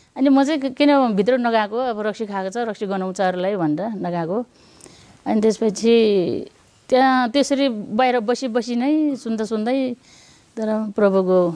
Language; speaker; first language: Nepali; non-native, local second language; Eastern Tamang